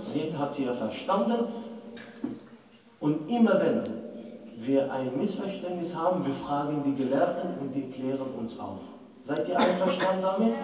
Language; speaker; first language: German; non-native, fluent; Arabic